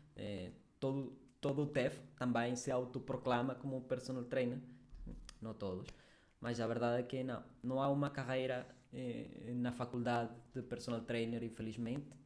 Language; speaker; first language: Portuguese; non-native, fluent; Spanish